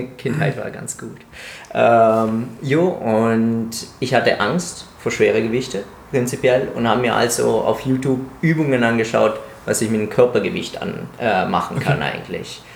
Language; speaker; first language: German; non-native, fluent; Italian